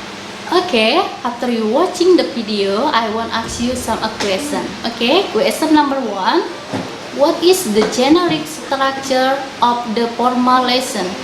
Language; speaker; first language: English; non-native, learner; Indonesian